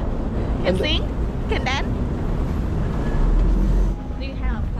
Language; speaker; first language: English; non-native, learner; Thai